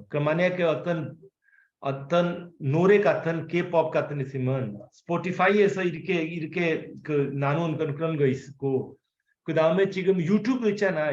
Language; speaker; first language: Korean; non-native, fluent; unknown